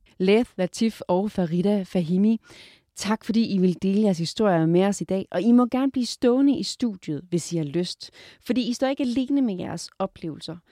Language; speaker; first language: Danish; native; Danish